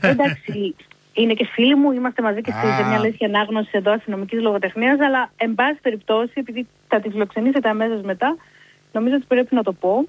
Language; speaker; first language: Greek; native; Greek